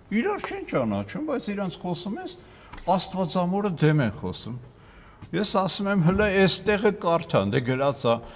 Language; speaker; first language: Armenian; native; Armenian